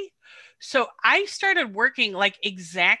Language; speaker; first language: English; native; English